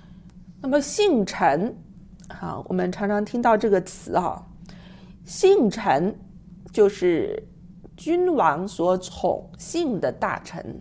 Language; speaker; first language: Chinese; native; Chinese